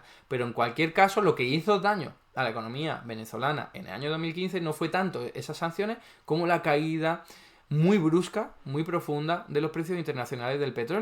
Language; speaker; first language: Spanish; native; Spanish